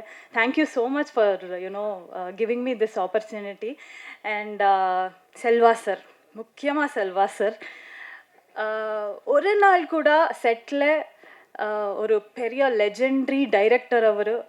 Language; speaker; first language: Tamil; non-native, fluent; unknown